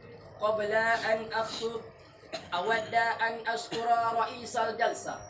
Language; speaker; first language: Arabic; non-native, learner; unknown